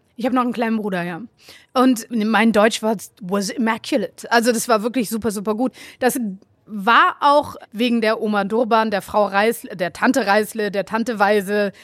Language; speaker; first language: German; early bilingual, other home language; Kabuverdianu